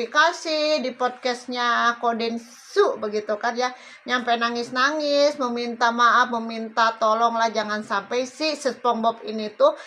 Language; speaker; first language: Indonesian; native; Indonesian